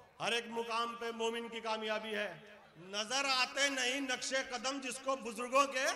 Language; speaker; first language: Urdu; native; Urdu